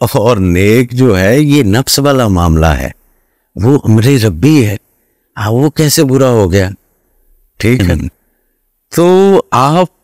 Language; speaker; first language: Urdu; non-native, local second language; Punjabi